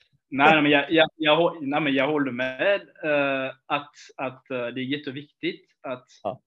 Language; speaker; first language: Swedish; non-native, fluent; French